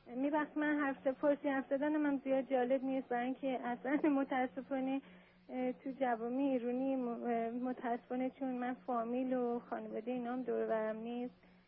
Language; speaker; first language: Persian; native; Persian